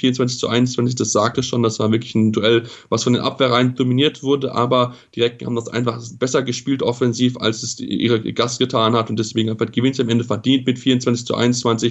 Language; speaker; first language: German; native; German